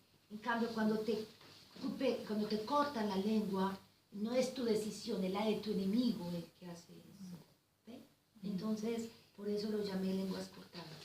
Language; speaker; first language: Spanish; native; Spanish